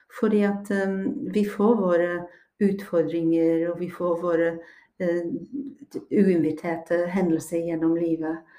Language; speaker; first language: Norwegian; non-native, fluent; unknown